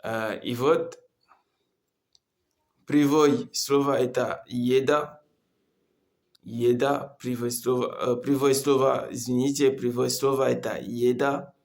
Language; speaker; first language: Russian; non-native, learner; Comorian